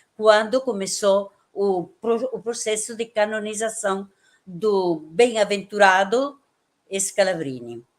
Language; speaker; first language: Portuguese; non-native, fluent; Italian